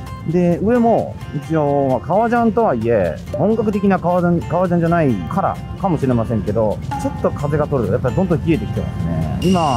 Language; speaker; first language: Japanese; native; Japanese